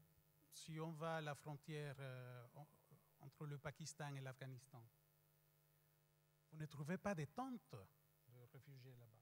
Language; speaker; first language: French; non-native, fluent; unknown